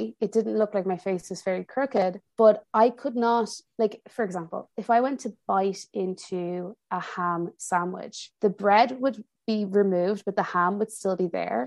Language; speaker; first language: English; native; English